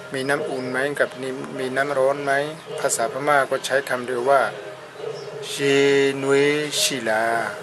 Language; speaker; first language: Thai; non-native, fluent; Burmese